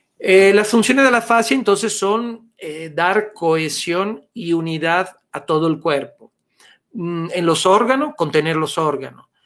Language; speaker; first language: Spanish; non-native, fluent; Italian